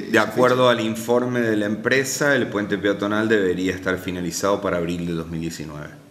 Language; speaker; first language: Spanish; native; Spanish